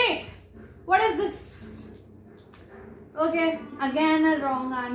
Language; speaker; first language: English; non-native, local second language; Hindi